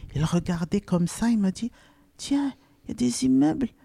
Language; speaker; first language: French; non-native, local second language; Arabic